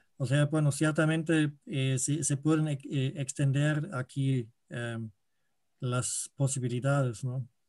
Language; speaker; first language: Spanish; non-native, fluent; German